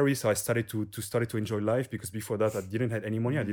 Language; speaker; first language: English; non-native, fluent; French